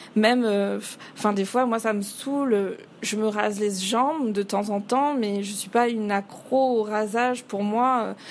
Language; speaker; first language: French; native; French